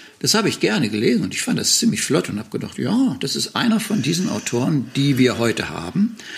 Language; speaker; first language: German; native; German